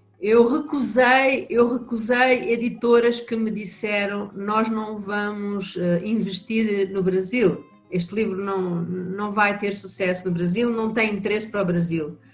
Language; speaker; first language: Portuguese; native; Portuguese